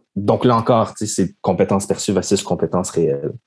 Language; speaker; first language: French; native; French